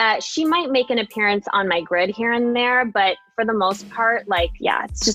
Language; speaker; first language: English; native; English